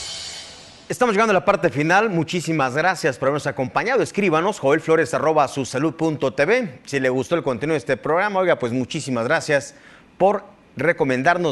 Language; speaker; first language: Spanish; native; Spanish